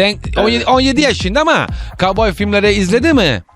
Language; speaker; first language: Turkish; non-native, learner; Italian